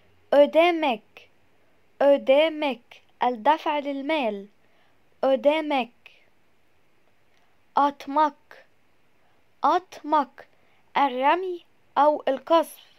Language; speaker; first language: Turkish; non-native, fluent; Arabic